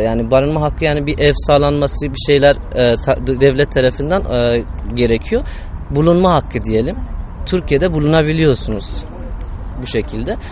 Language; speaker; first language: Turkish; non-native, fluent; Persian